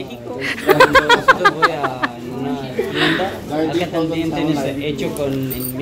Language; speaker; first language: Spanish; non-native, learner; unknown